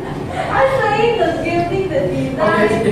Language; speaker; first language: English; non-native, learner; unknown